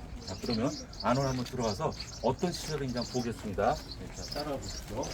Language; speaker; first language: Korean; native; Korean